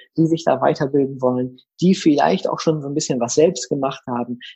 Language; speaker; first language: German; native; German